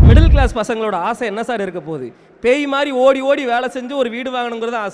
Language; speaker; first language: Tamil; native; Tamil